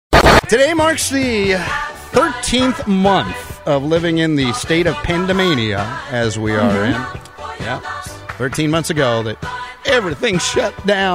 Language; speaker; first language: English; native; English